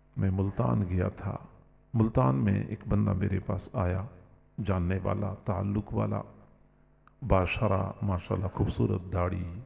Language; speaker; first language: Urdu; non-native, local second language; Punjabi